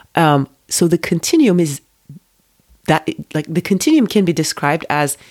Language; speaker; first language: English; non-native, fluent; Turkish